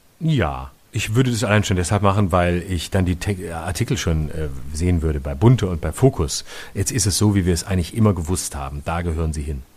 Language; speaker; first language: German; native; German